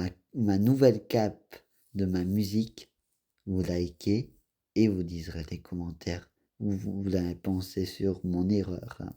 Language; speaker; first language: French; non-native, fluent; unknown